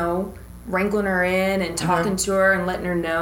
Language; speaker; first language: English; native; English